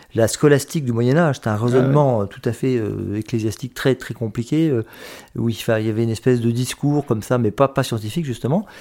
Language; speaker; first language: French; native; French